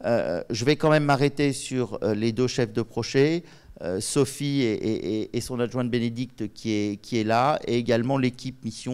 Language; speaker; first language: French; native; French